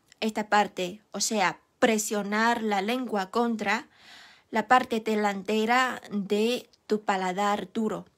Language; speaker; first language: Spanish; non-native, fluent; Chinese